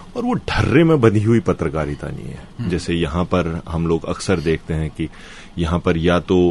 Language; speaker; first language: Hindi; native; Hindi